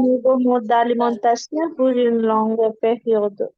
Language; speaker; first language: French; non-native, learner; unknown